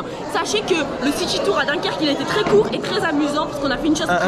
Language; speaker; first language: French; native; French